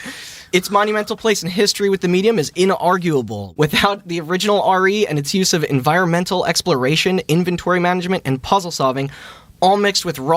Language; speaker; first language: English; native; English